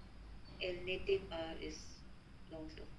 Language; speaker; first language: French; non-native, learner; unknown